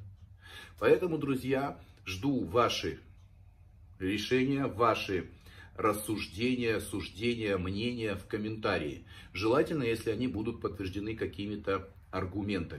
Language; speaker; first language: Russian; native; Russian